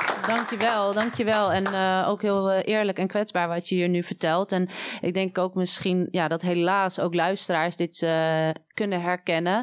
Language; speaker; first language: Dutch; native; Dutch